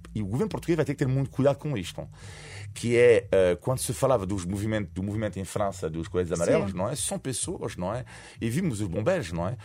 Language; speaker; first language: Portuguese; non-native, fluent; French